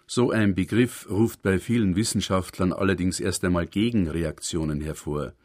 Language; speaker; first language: German; native; German